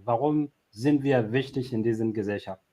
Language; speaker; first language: German; non-native, learner; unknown